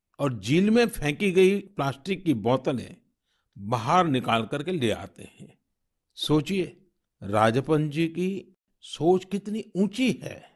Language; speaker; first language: Hindi; non-native, local second language; Gujarati